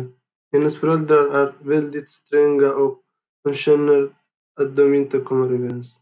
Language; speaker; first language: Swedish; non-native, learner; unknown